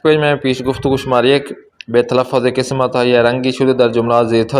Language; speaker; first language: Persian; non-native, fluent; Urdu